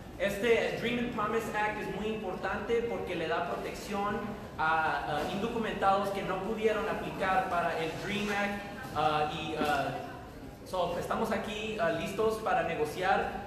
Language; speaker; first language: Spanish; native; Spanish